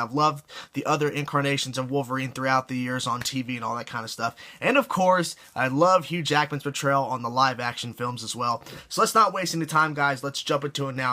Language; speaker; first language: English; native; English